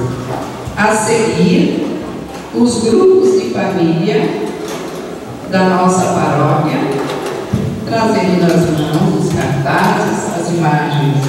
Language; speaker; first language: Portuguese; native; Portuguese